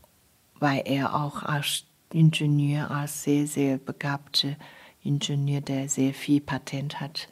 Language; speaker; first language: German; non-native, fluent; Chinese